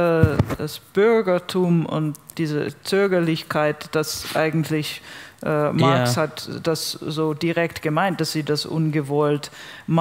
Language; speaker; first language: German; non-native, fluent; English